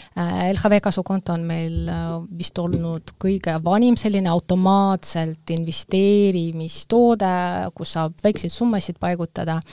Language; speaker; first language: Estonian; non-native, local second language; Russian